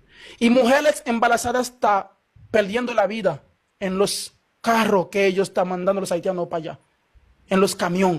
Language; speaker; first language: Spanish; non-native, fluent; Haitian Creole